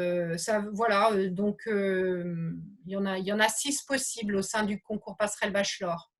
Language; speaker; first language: French; native; French